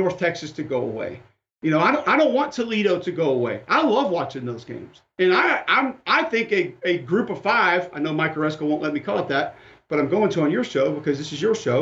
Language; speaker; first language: English; native; English